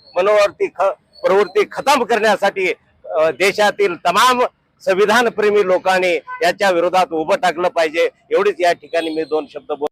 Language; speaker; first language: Marathi; native; Marathi